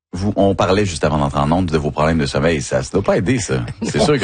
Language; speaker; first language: French; native; French